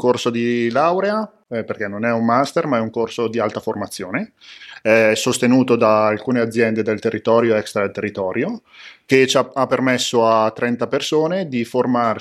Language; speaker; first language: Italian; native; Italian